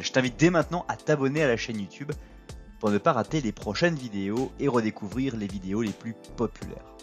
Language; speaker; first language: French; native; French